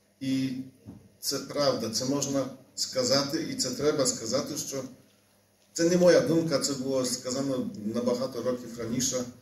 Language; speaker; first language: Ukrainian; non-native, fluent; Polish